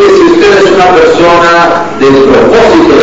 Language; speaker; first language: Spanish; native; Spanish